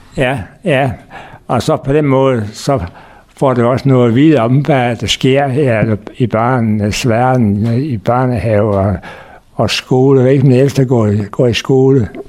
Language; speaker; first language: Danish; native; Danish